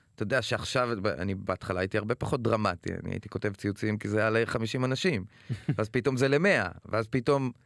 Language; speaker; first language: Hebrew; native; Hebrew